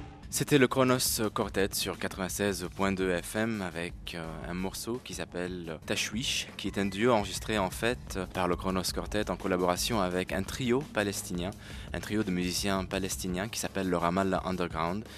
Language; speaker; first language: French; non-native, local second language; Arabic